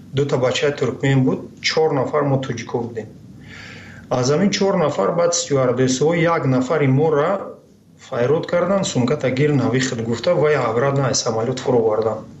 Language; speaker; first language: Tajik; native; Tajik